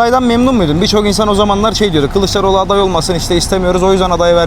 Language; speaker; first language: Turkish; native; Turkish